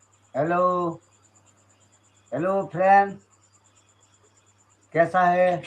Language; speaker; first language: Hindi; non-native, local second language; Kok Borok